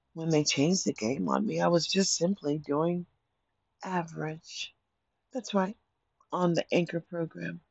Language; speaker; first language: English; native; English